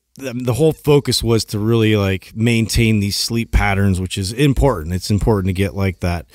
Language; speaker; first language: English; native; English